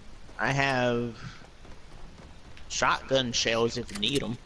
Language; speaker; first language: English; native; English